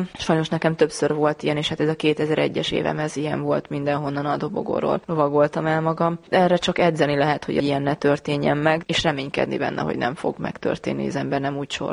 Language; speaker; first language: Hungarian; native; Hungarian